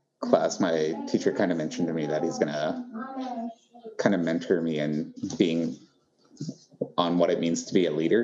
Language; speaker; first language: English; native; English